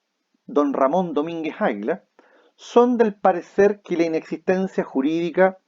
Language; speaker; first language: Spanish; native; Spanish